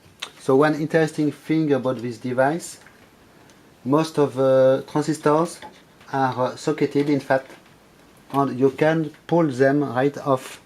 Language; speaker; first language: English; non-native, fluent; French